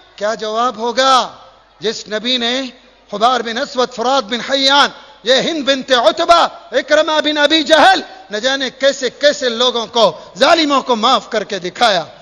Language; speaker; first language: Urdu; native; Urdu